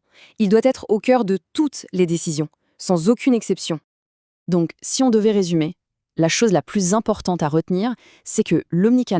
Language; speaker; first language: French; native; French